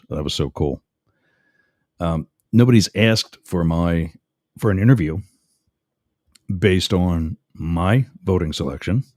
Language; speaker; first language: English; native; English